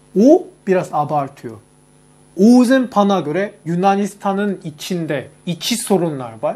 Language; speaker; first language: Turkish; non-native, learner; Korean